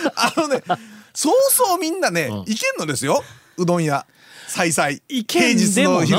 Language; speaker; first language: Japanese; native; Japanese